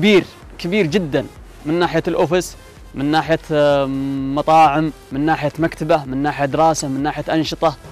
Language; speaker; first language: Arabic; native; Arabic